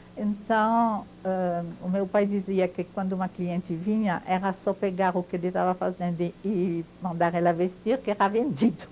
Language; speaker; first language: Portuguese; non-native, fluent; French